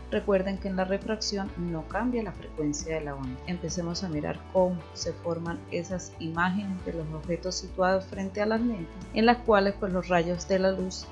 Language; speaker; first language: Spanish; native; Spanish